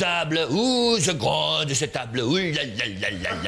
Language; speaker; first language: French; non-native, learner; German